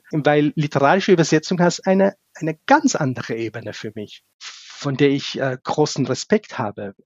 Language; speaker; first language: German; non-native, fluent; Kurdish